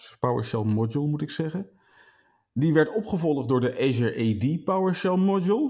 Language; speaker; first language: Dutch; native; Dutch